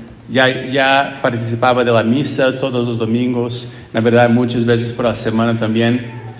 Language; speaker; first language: Spanish; non-native, fluent; English